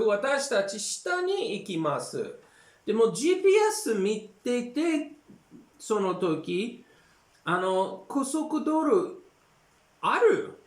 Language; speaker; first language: Japanese; non-native, learner; English